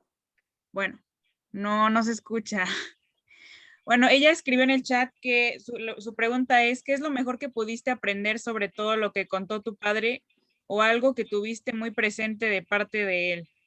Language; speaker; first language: Spanish; native; Spanish